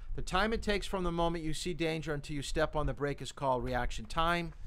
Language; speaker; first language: English; native; English